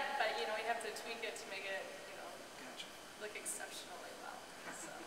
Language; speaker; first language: English; native; English